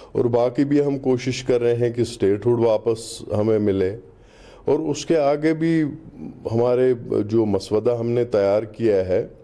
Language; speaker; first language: Hindi; non-native, local second language; Kashmiri